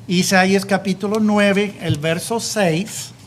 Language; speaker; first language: Spanish; non-native, fluent; English